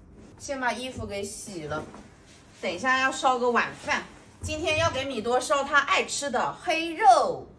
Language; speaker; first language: Chinese; native; Chinese